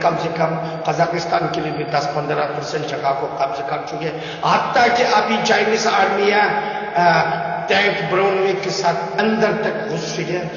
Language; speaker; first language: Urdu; non-native, learner; Uyghur